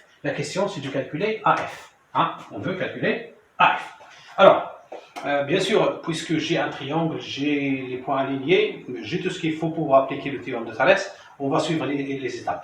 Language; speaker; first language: French; non-native, local second language; Arabic